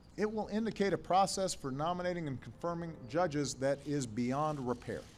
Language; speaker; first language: English; native; English